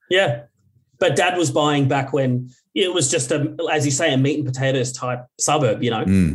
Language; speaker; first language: English; native; English